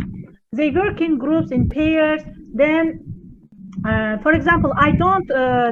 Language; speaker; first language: English; non-native, fluent; Azerbaijani